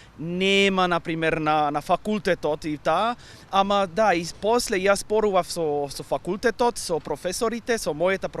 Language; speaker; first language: Macedonian; non-native, learner; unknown